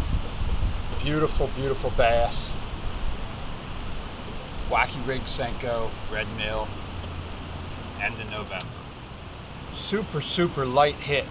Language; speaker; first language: English; native; English